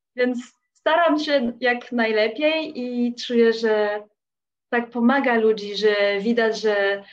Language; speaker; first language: Polish; non-native, fluent; French